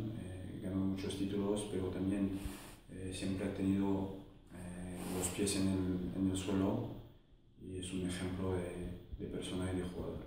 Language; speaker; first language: Spanish; non-native, fluent; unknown